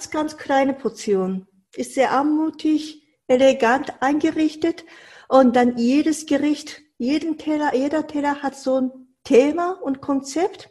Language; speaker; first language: German; non-native, fluent; Japanese